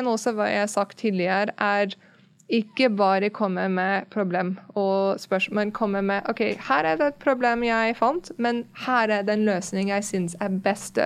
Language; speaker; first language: Norwegian; non-native, fluent; English